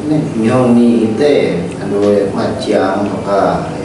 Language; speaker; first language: Japanese; non-native, learner; Indonesian